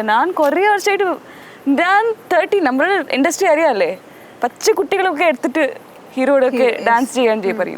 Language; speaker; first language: Malayalam; non-native, fluent; Tamil